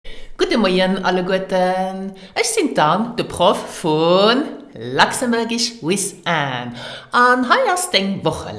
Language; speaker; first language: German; non-native, learner; English